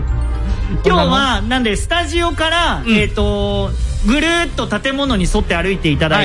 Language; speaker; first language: Japanese; native; Japanese